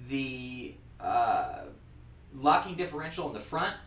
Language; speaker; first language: English; native; English